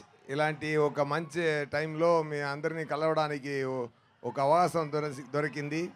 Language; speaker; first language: Telugu; non-native, fluent; Tamil